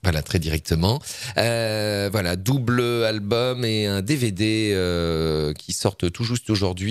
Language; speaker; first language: French; native; French